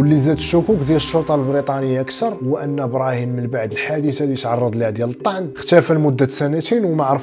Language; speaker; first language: Arabic; native; Arabic